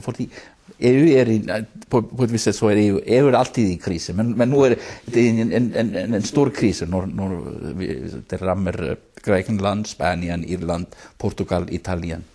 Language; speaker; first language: Danish; non-native, fluent; Icelandic